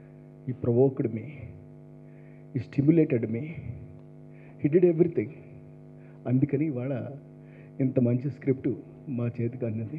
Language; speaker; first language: Telugu; native; Telugu